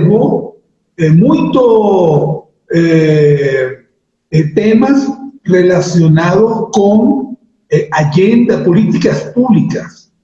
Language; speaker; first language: Portuguese; non-native, learner; Spanish